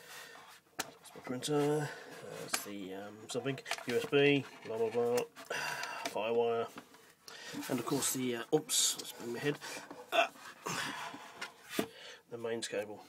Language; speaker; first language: English; native; English